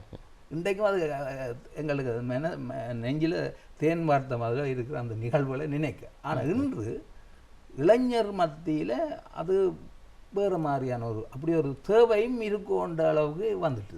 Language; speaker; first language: Tamil; native; Tamil